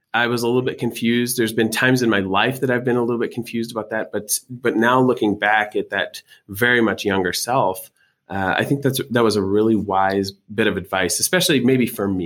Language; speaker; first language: English; native; English